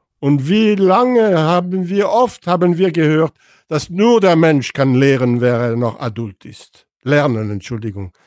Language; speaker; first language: German; non-native, fluent; French